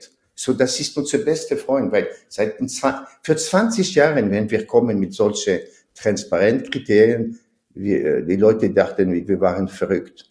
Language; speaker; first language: German; non-native, fluent; French